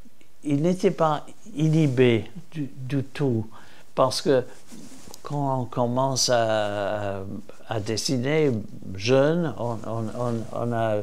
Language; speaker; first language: French; non-native, fluent; English